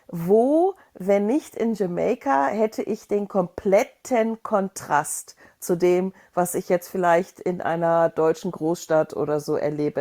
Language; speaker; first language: German; native; German